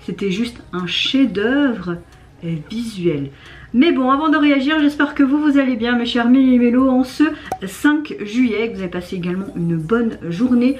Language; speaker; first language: French; native; French